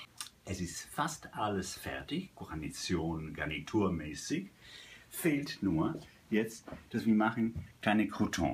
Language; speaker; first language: German; non-native, fluent; Italian